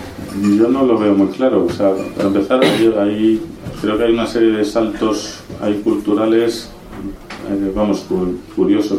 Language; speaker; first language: Spanish; native; Spanish